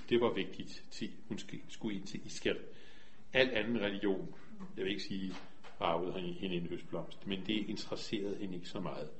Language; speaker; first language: Danish; native; Danish